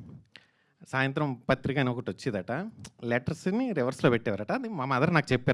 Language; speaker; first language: Telugu; native; Telugu